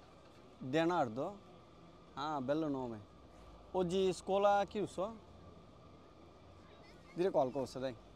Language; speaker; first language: Italian; non-native, learner; Bangla